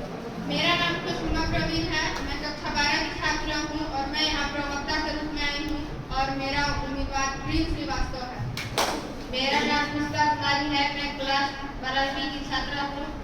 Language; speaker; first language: Hindi; native; Hindi